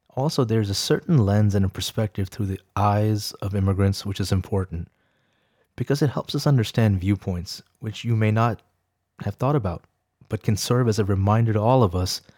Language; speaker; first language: English; early bilingual, other home language; Urdu